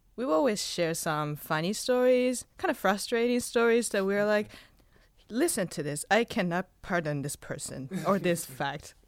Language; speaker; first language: English; non-native, fluent; Spanish